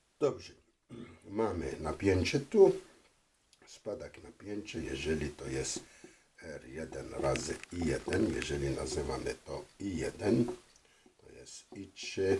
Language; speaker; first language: Polish; non-native, fluent; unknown